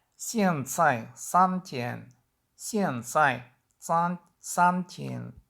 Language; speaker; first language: Chinese; non-native, learner; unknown